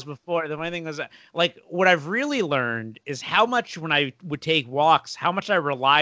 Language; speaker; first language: English; native; English